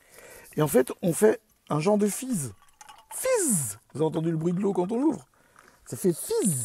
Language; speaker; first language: French; native; French